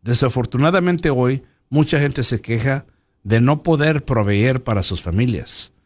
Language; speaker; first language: Spanish; early bilingual, heritage; Spanish